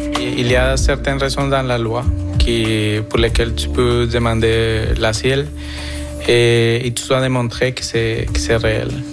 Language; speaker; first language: French; non-native, fluent; Spanish